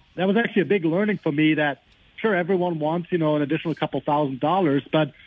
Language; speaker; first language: English; non-native, fluent; German